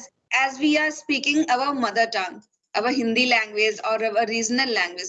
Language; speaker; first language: English; non-native, fluent; Hindi